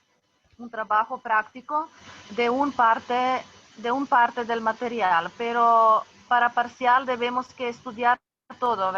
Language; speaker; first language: Spanish; non-native, fluent; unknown